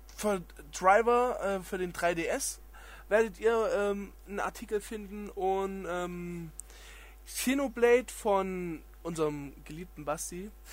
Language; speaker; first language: German; native; German